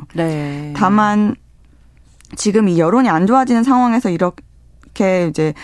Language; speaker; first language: Korean; native; Korean